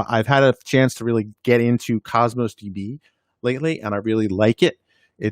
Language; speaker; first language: English; native; English